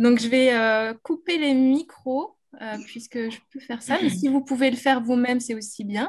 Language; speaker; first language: French; native; French